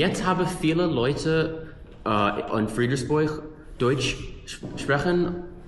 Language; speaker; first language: German; non-native, learner; English